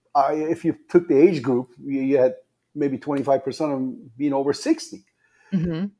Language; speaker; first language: English; non-native, fluent; Persian